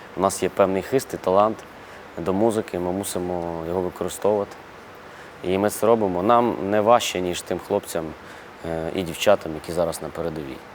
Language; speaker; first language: Ukrainian; non-native, local second language; Russian